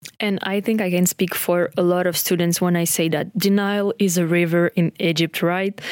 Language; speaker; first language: English; non-native, fluent; French